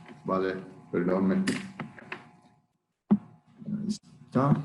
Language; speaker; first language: Spanish; non-native, learner; Portuguese